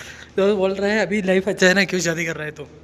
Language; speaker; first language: Hindi; non-native, local second language; Malayalam